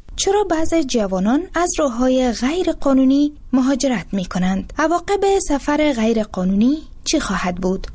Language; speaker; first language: Persian; native; Persian